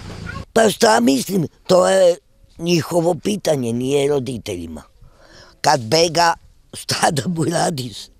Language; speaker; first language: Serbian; non-native, local second language; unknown